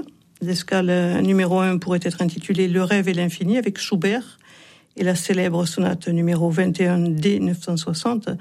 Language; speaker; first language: French; native; French